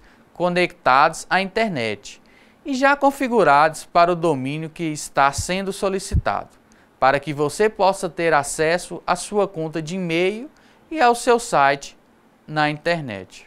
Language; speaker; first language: Portuguese; native; Portuguese